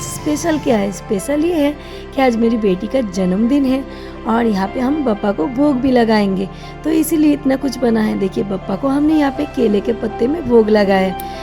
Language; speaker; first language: Hindi; non-native, local second language; Bangla